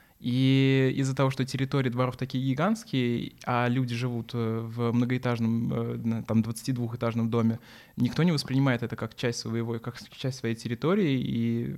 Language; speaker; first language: Russian; native; Russian